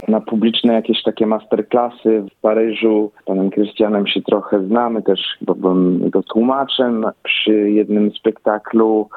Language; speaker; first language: Polish; early bilingual, heritage; Polish